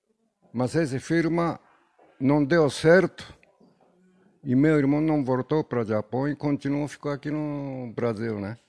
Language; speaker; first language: Portuguese; non-native, learner; Japanese